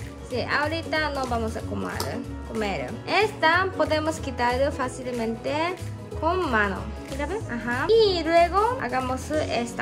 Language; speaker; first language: Spanish; non-native, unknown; Japanese